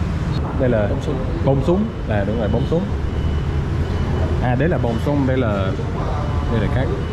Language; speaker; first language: Vietnamese; non-native, learner; English